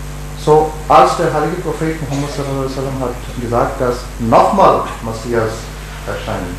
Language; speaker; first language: German; non-native, learner; Urdu